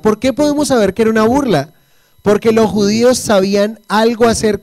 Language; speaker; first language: Spanish; native; Spanish